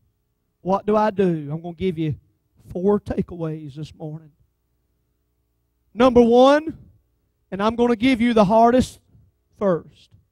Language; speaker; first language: English; native; English